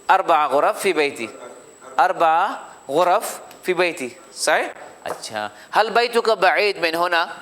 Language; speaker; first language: Arabic; non-native, fluent; Urdu